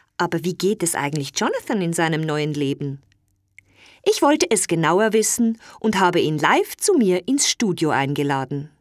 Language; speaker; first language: German; native; German